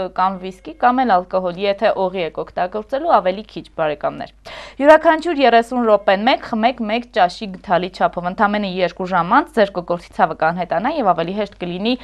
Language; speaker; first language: Armenian; native; Armenian